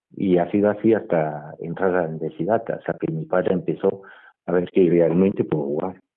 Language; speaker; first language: Spanish; non-native, fluent; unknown